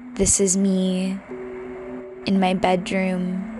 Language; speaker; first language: English; early bilingual, other home language; Spanish